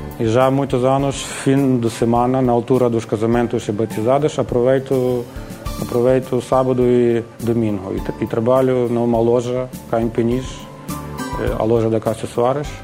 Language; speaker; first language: Portuguese; non-native, learner; Ukrainian